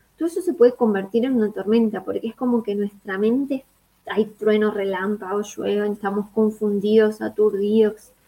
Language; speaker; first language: Spanish; native; Spanish